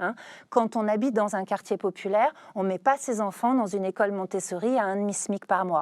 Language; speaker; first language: French; native; French